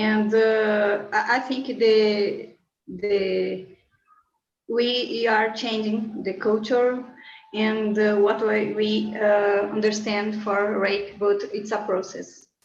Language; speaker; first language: English; non-native, learner; Portuguese